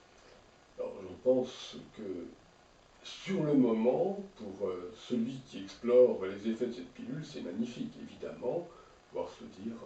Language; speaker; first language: French; native; French